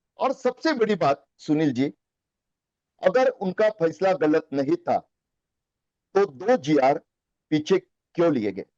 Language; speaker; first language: Hindi; non-native, local second language; Marathi